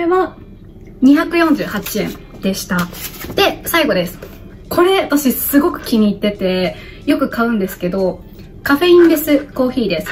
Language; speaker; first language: Japanese; native; Japanese